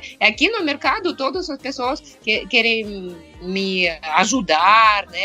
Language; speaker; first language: Portuguese; non-native, fluent; Russian